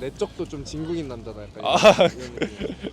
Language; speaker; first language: Korean; native; Korean